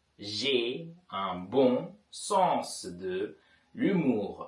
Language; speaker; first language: French; non-native, fluent; Tamil